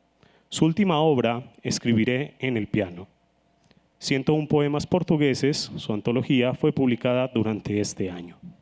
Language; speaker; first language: Spanish; native; Spanish